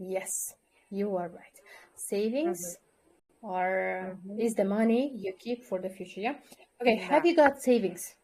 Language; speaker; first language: English; non-native, fluent; Kyrgyz